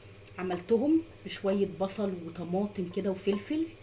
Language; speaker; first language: Arabic; native; Arabic